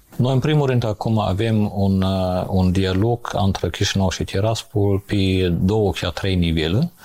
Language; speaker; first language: Romanian; non-native, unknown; German